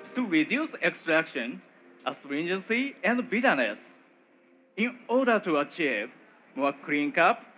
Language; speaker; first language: English; non-native, learner; Japanese